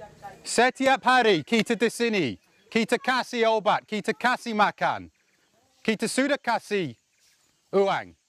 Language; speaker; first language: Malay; non-native, learner; English